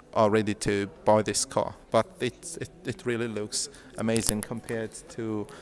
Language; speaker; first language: English; non-native, fluent; Russian